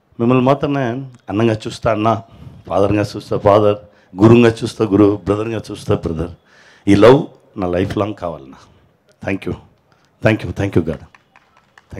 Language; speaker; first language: Telugu; non-native, learner; Tamil